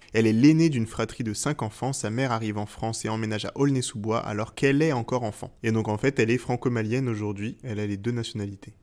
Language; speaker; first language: French; native; French